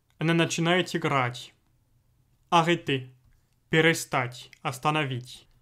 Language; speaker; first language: Russian; non-native, fluent; French